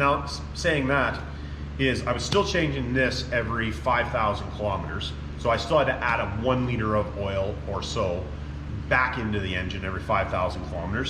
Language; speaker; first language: English; native; English